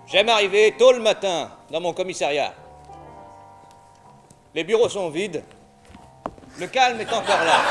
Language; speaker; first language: French; native; French